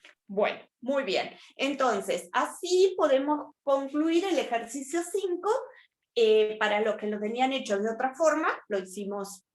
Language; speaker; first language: Spanish; native; Spanish